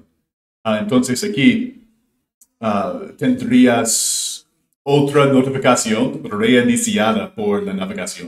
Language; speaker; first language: Spanish; non-native, fluent; English